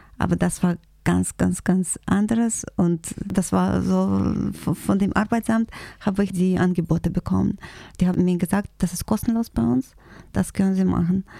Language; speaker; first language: German; non-native, fluent; Russian